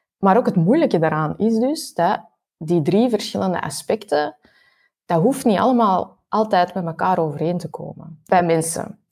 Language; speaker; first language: Dutch; native; Dutch